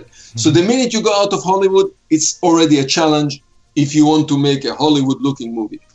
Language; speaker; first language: English; non-native, fluent; Hebrew